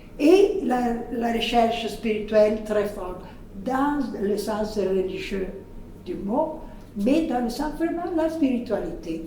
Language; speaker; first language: French; non-native, fluent; Italian